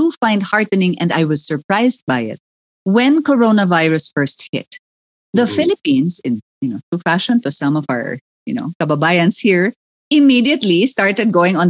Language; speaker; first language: English; native; English